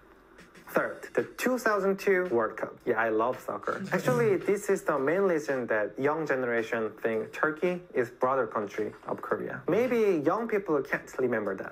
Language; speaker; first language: English; non-native, fluent; Korean